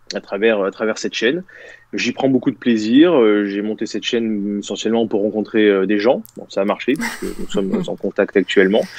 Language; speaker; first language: French; native; French